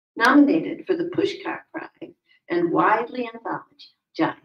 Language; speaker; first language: English; native; English